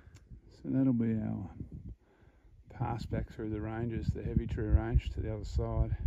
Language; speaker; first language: English; native; English